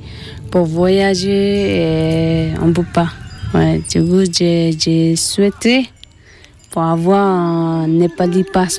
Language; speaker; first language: French; non-native, learner; Tibetan